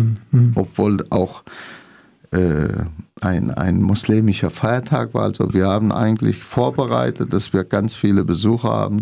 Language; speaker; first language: German; non-native, fluent; Arabic